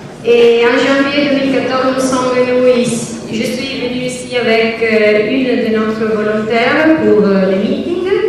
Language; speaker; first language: French; non-native, learner; Italian